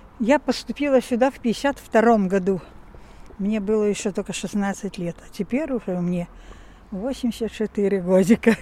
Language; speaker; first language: Russian; non-native, local second language; Polish